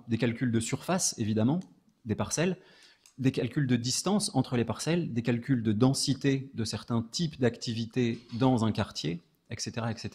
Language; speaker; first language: French; native; French